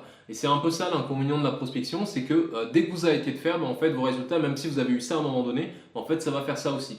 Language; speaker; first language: French; native; French